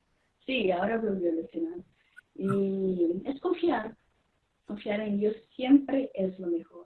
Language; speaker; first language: Spanish; non-native, fluent; Portuguese